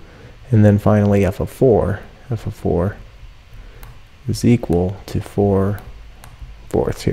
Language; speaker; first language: English; native; English